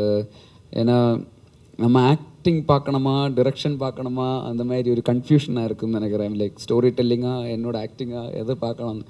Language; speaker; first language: Tamil; non-native, learner; Malayalam